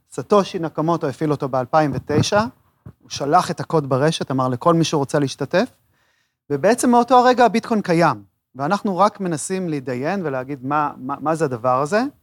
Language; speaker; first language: Hebrew; native; Hebrew